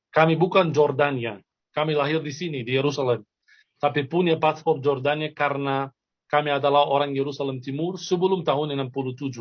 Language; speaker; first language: Indonesian; non-native, fluent; Arabic